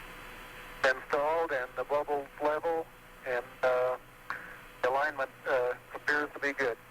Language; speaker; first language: English; native; English